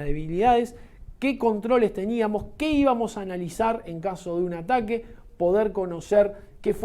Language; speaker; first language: Spanish; native; Spanish